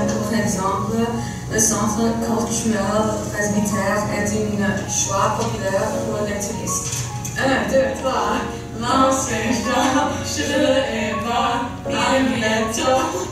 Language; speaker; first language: French; non-native, learner; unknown